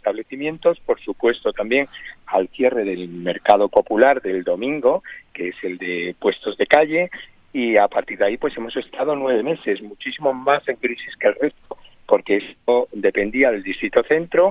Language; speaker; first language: Spanish; native; Spanish